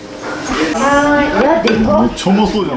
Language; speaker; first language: Japanese; native; Japanese